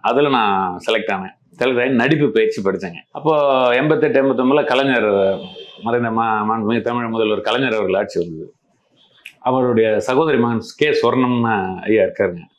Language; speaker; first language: Tamil; non-native, local second language; Malayalam